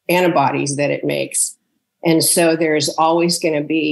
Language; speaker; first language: English; native; English